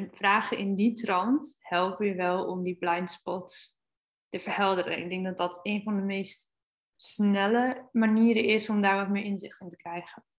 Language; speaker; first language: Dutch; native; Dutch